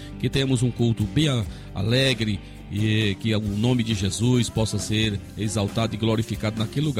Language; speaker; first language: Portuguese; native; Portuguese